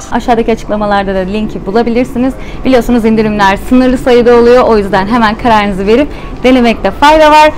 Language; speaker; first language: Turkish; native; Turkish